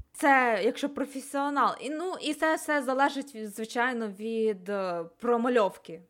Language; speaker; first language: Ukrainian; native; Ukrainian